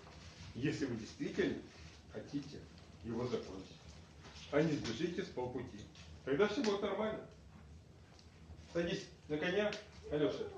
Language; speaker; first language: Russian; native; Russian